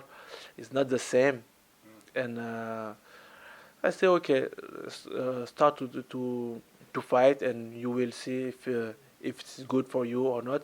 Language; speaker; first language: English; non-native, learner; French